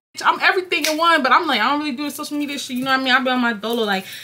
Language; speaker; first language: English; native; English